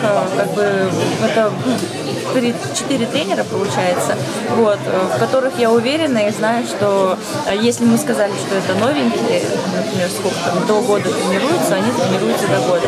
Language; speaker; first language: Russian; native; Russian